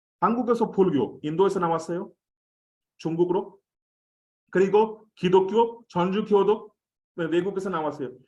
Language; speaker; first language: Korean; non-native, fluent; Hindi